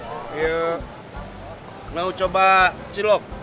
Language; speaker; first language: Indonesian; non-native, fluent; Japanese